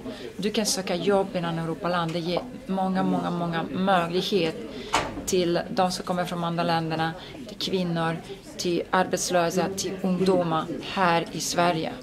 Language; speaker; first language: Swedish; non-native, fluent; Italian